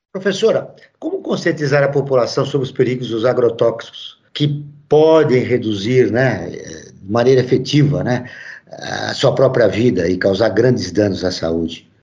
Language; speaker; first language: Portuguese; native; Portuguese